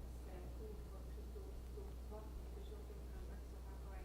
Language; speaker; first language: French; native; French